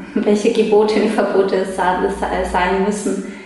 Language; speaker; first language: German; early bilingual, other home language; Polish